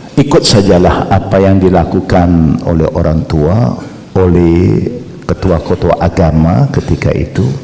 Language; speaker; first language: Malay; non-native, local second language; Chinese